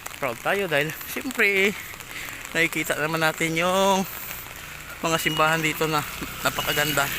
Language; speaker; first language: Filipino; non-native, local second language; Hiligaynon